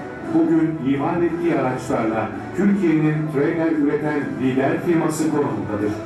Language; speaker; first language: Turkish; native; Turkish